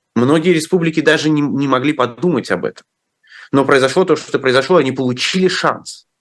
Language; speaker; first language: Russian; native; Russian